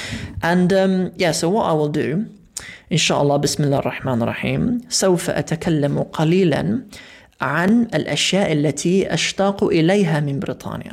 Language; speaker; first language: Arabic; non-native, fluent; English